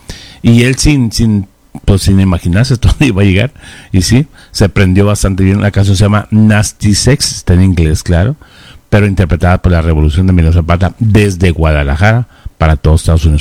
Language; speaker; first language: Spanish; native; Spanish